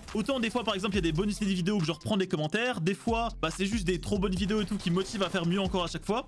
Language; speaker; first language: French; native; French